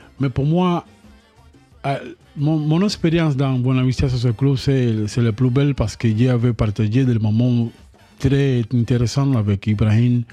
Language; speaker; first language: French; non-native, learner; Spanish